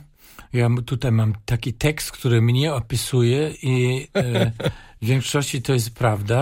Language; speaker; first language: Polish; non-native, fluent; German